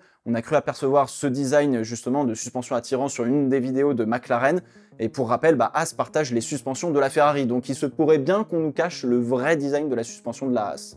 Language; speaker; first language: French; native; French